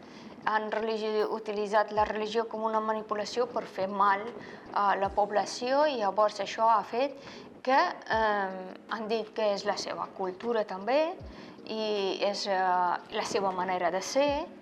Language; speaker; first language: Catalan; non-native, fluent; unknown